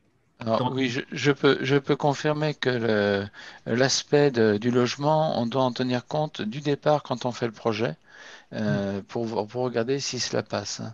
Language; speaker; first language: French; native; French